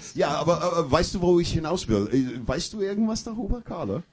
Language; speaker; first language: German; non-native, fluent; English